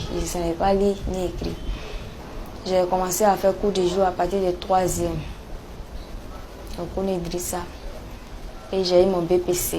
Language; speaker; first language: French; non-native, local second language; Dyula